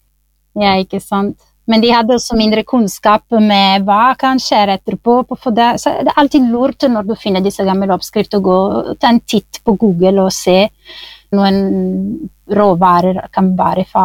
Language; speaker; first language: Norwegian; non-native, fluent; Italian